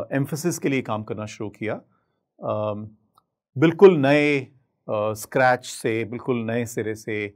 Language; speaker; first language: Hindi; native; Hindi